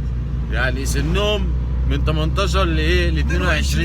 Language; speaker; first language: Arabic; native; Arabic